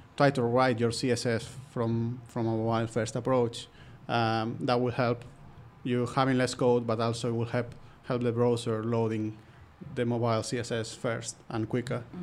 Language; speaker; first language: English; non-native, fluent; Spanish